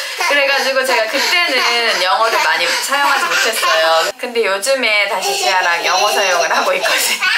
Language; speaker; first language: Korean; native; Korean